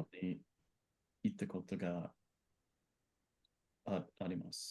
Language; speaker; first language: Japanese; non-native, learner; English